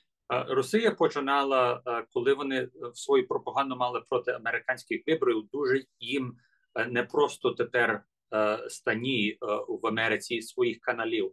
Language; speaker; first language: Ukrainian; early bilingual, heritage; English